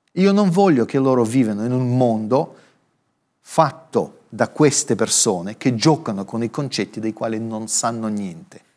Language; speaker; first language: Italian; non-native, fluent; Russian